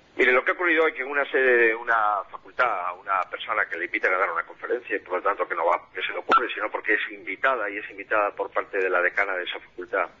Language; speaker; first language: Spanish; native; Spanish